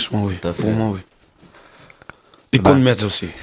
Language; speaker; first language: French; non-native, learner; Kabuverdianu